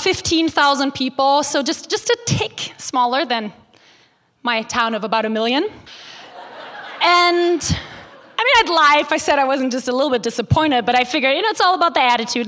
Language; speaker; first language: English; non-native, fluent; German